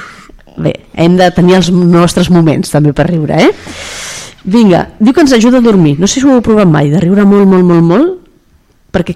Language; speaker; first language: Catalan; native; Catalan